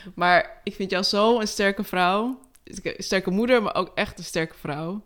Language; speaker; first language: Dutch; native; Dutch